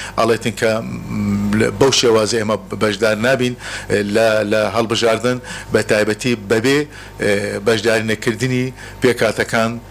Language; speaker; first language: Central Kurdish; non-native, local second language; Turkish